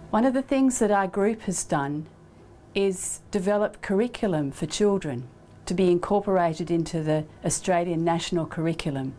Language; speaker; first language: English; native; English